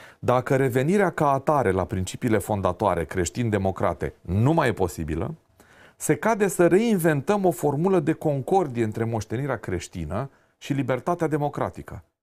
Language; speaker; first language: Romanian; native; Romanian